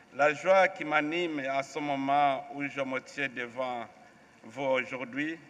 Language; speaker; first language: French; non-native, local second language; Rundi